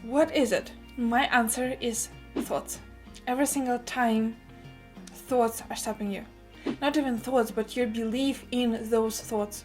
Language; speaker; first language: English; non-native, fluent; Russian